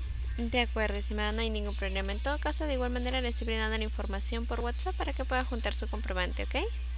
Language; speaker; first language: Spanish; native; Spanish